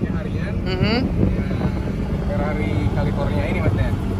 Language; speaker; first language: Indonesian; native; Indonesian